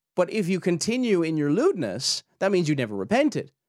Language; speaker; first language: English; native; English